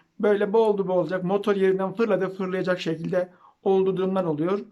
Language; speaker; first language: Turkish; native; Turkish